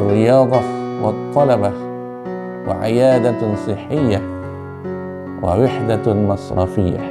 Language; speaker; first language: Arabic; non-native, fluent; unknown